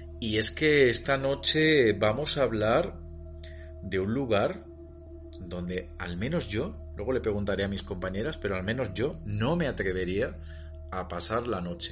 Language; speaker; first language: Spanish; native; Spanish